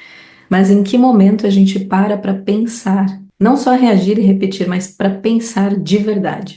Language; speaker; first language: Portuguese; native; Portuguese